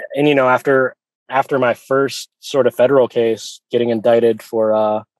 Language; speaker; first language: English; native; English